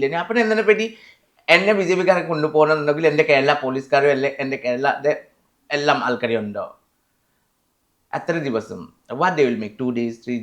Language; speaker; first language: Malayalam; non-native, fluent; Assamese